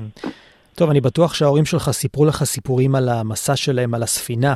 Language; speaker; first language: Hebrew; native; Hebrew